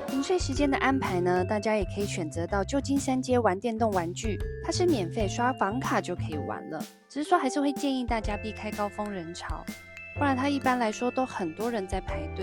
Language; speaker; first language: Chinese; native; Chinese